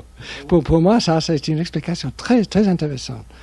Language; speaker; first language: French; non-native, fluent; English